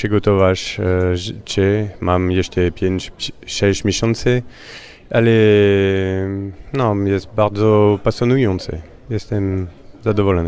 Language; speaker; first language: Polish; non-native, learner; French